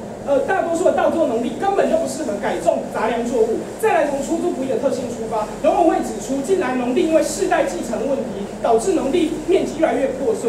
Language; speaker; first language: Chinese; native; Chinese